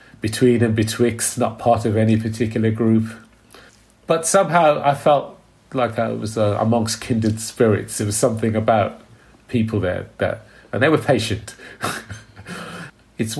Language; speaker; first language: English; native; English